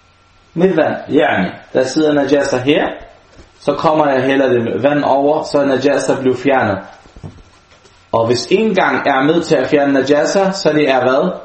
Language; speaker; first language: Danish; non-native, local second language; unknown